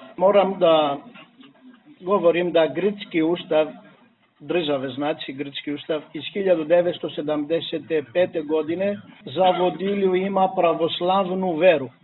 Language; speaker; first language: Serbian; non-native, fluent; Greek